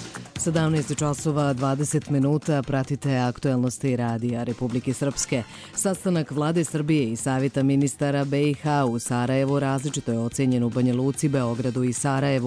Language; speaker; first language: Croatian; native; Croatian